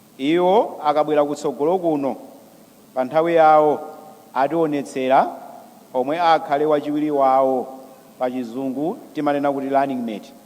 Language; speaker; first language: Nyanja; native; Nyanja